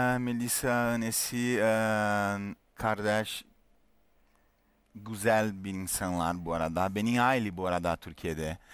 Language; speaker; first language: Turkish; non-native, learner; Portuguese